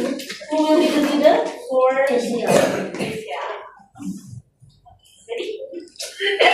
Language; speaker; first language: English; non-native, fluent; Indonesian